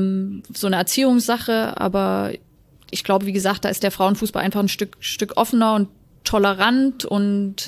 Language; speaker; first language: German; native; German